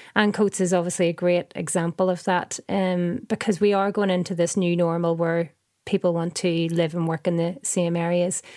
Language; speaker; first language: English; native; English